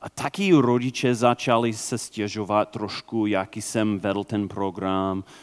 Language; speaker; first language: Czech; non-native, fluent; English